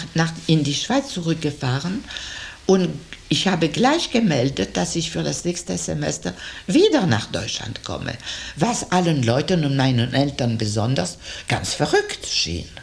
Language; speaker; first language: German; non-native, fluent; French